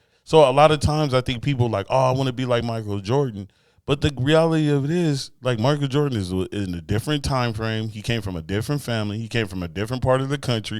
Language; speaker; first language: English; native; English